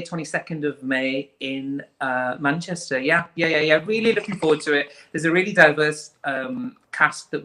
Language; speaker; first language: English; native; English